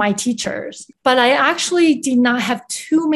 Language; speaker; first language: English; non-native, fluent; Chinese